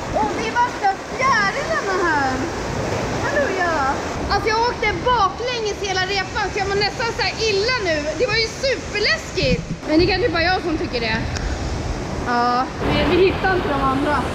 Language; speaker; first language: Swedish; native; Swedish